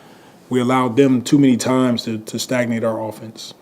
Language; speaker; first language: English; native; English